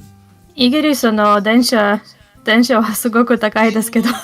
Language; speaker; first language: Japanese; non-native, learner; English